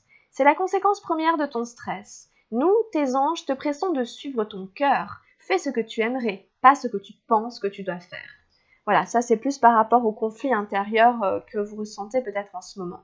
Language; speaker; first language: French; native; French